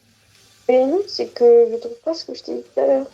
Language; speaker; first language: French; native; French